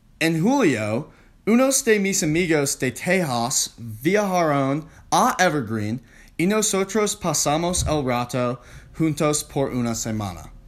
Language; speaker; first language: Spanish; non-native, learner; English